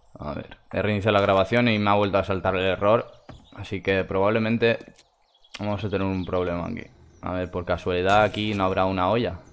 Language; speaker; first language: Spanish; non-native, fluent; Russian